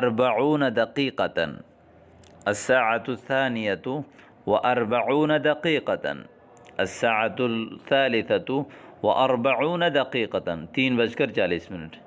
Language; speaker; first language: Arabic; non-native, fluent; Urdu